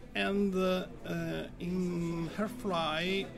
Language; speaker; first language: English; non-native, learner; Italian